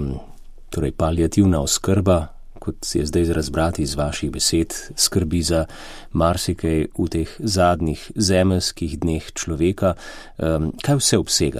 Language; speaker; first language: Slovenian; native; Slovenian